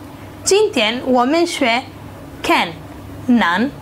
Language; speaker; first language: Chinese; non-native, learner; Portuguese